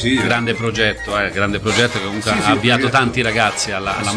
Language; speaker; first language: Italian; native; Italian